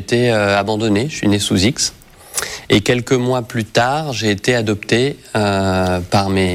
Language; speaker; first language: French; native; French